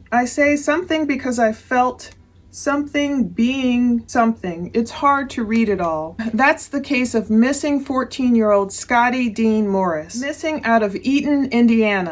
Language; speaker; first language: English; native; English